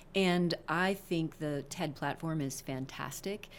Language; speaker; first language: English; native; English